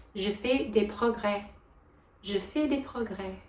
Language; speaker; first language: French; non-native, fluent; English